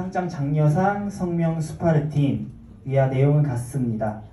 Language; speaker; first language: Korean; native; Korean